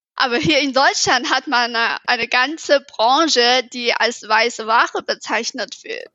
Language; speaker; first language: German; non-native, fluent; Chinese